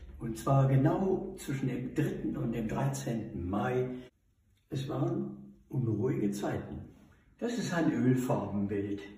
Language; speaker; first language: German; native; German